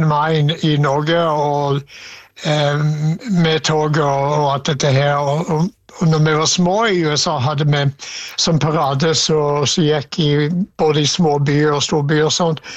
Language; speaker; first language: Norwegian; non-native, fluent; English